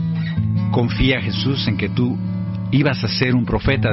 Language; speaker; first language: Spanish; native; Spanish